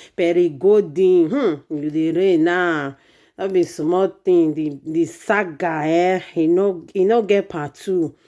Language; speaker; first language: Nigerian Pidgin; native; Nigerian Pidgin